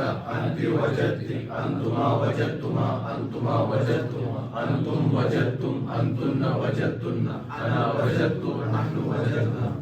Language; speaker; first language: Arabic; non-native, learner; Urdu